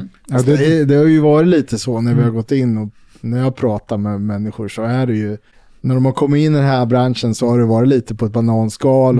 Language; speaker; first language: Swedish; native; Swedish